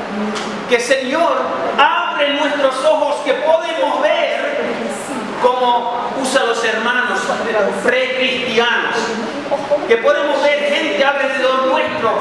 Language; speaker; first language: Spanish; non-native, fluent; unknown